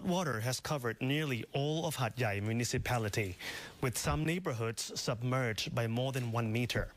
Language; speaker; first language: English; non-native, fluent; Thai